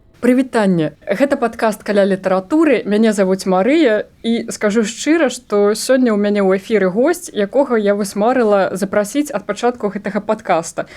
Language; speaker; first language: Belarusian; non-native, local second language; Russian